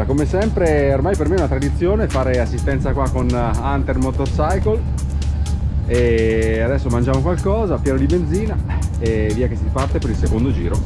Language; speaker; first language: Italian; native; Italian